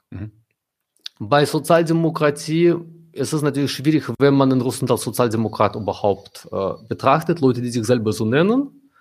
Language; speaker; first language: German; non-native, fluent; Russian